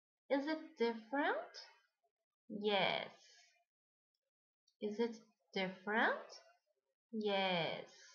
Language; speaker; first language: English; non-native, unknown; Turkish